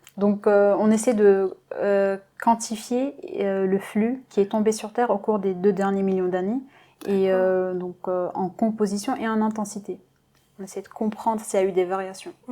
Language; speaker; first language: French; non-native, local second language; Arabic